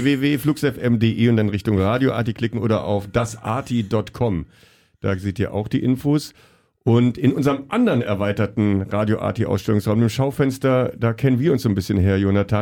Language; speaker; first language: German; native; German